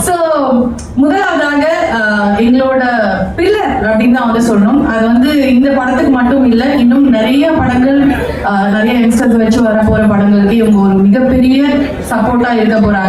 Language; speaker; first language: Tamil; native; Tamil